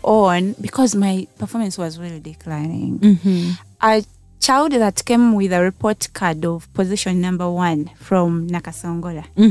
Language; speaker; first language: English; non-native, local second language; Ganda